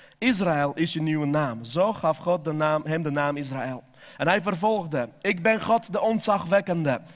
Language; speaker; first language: Dutch; non-native, fluent; Armenian